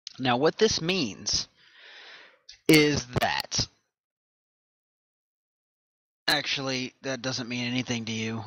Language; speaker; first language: English; native; English